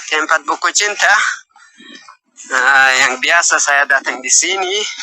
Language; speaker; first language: Indonesian; non-native, learner; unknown